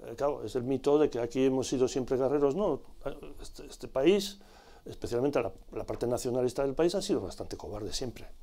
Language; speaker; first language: Spanish; native; Spanish